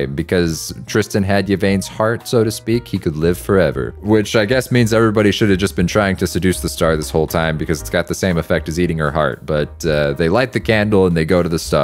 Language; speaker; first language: English; native; English